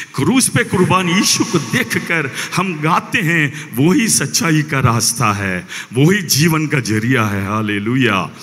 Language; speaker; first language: Hindi; non-native, local second language; Malayalam